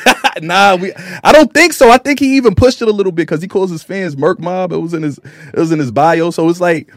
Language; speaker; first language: English; native; English